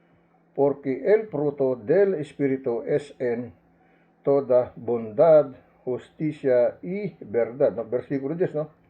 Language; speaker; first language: Spanish; non-native, learner; Filipino